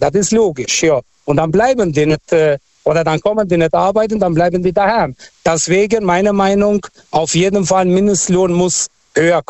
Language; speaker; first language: German; non-native, fluent; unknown